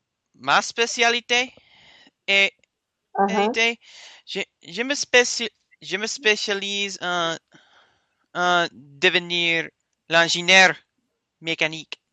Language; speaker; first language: French; non-native, learner; English